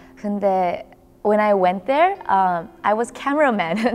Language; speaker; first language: English; early bilingual, other home language; Korean